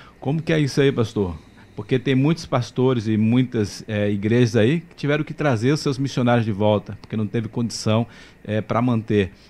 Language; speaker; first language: Portuguese; native; Portuguese